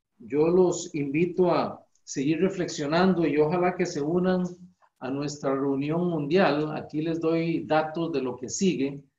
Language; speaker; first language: Spanish; native; Spanish